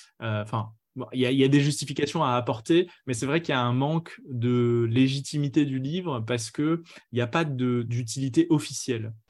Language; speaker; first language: French; native; French